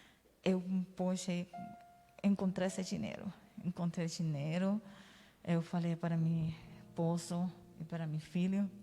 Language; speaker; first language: Portuguese; non-native, learner; Spanish